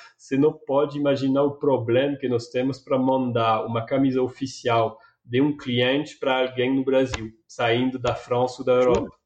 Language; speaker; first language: Portuguese; non-native, fluent; French